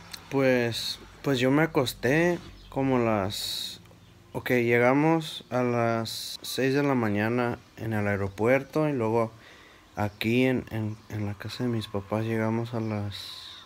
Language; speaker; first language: Spanish; early bilingual, heritage; Spanish